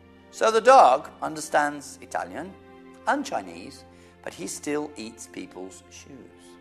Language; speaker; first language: English; native; English